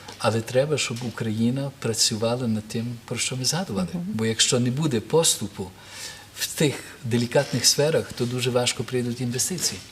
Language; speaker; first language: Ukrainian; early bilingual, heritage; Ukrainian